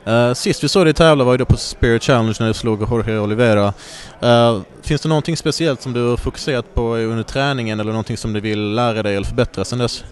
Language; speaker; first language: Swedish; native; Swedish